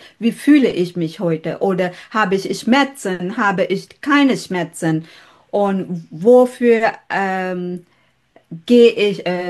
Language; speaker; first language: German; non-native, fluent; Sinhala